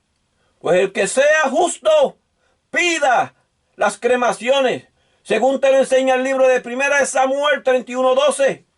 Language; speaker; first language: Spanish; native; Spanish